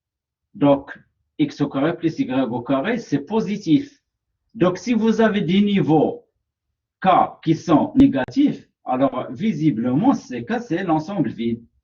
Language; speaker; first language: French; non-native, local second language; Arabic